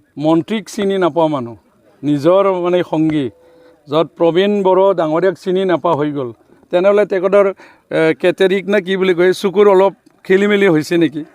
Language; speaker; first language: Assamese; non-native, local second language; Bodo